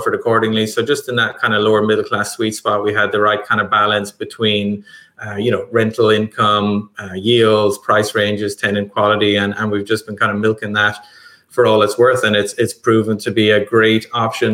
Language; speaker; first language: English; native; English